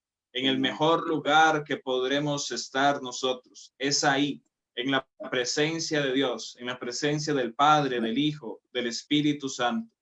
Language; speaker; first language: Spanish; native; Spanish